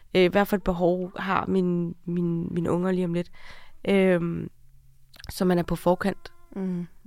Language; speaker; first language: Danish; native; Danish